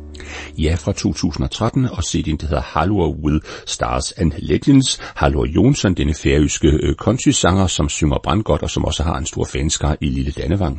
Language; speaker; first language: Danish; native; Danish